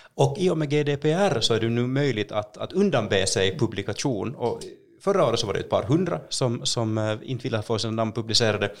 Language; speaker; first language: Swedish; native; Swedish